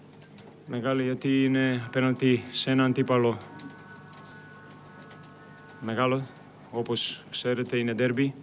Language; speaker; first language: Greek; non-native, fluent; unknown